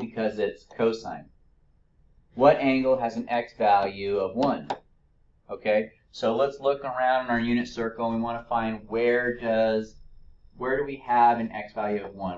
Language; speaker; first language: English; native; English